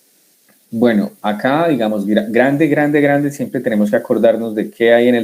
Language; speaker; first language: Spanish; native; Spanish